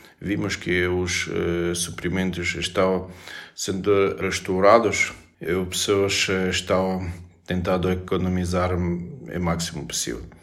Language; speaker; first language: Portuguese; non-native, learner; Ukrainian